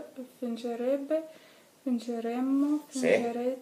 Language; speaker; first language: Italian; non-native, learner; Russian